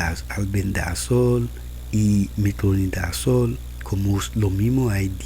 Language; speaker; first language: Spanish; non-native, learner; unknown